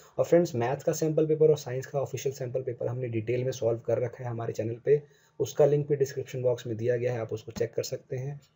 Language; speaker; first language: Hindi; native; Hindi